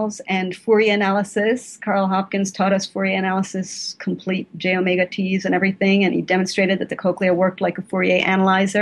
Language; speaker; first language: English; native; English